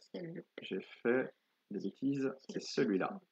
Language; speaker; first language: French; native; French